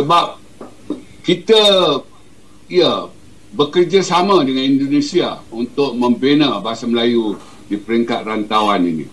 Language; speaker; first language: Malay; native; Malay